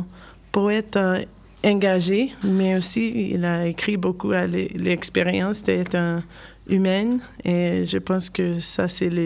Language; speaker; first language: French; non-native, learner; English